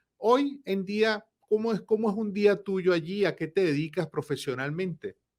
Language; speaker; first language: Spanish; native; Spanish